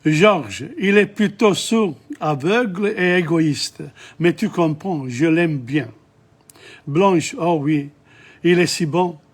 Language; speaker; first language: French; non-native, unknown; English